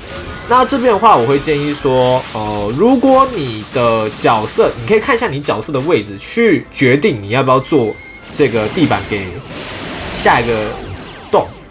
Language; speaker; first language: Chinese; native; Chinese